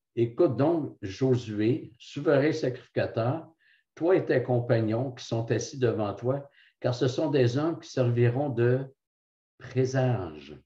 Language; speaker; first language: French; native; French